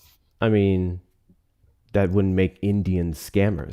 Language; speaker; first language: English; native; English